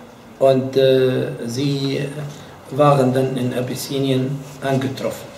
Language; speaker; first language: German; non-native, fluent; Arabic